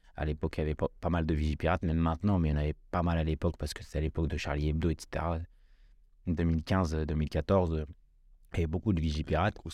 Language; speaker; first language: French; early bilingual, other home language; Kabyle